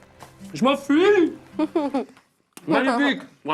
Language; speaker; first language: French; native; French